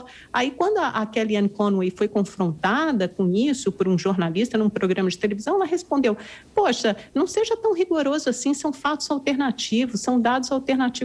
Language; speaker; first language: Portuguese; native; Portuguese